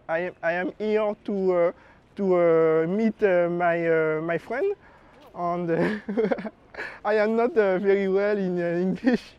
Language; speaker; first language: English; non-native, learner; French